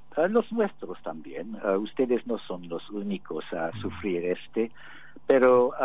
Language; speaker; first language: Spanish; non-native, fluent; English